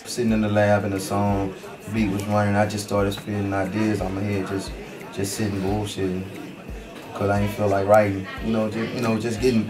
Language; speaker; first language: English; native; English